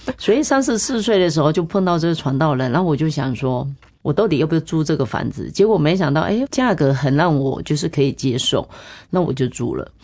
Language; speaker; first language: Chinese; native; Chinese